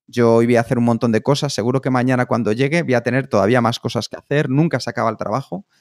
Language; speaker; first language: Spanish; native; Spanish